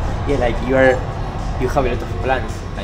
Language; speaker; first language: English; non-native, learner; Spanish